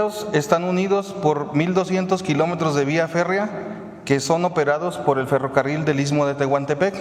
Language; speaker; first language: Spanish; native; Spanish